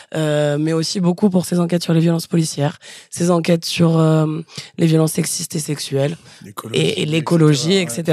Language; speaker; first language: French; native; French